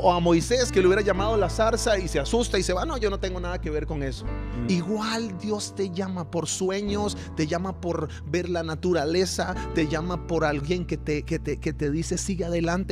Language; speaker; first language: Spanish; native; Spanish